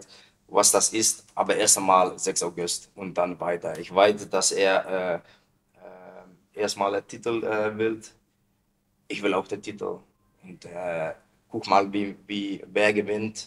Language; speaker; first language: German; non-native, learner; Dutch